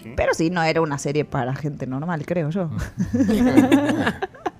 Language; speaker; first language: Spanish; native; Spanish